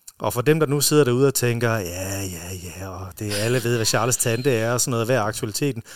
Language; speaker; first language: Danish; early bilingual, heritage; Danish